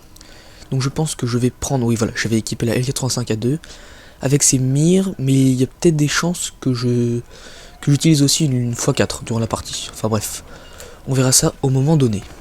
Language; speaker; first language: French; native; French